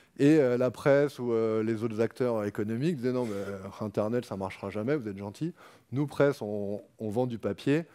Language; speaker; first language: French; native; French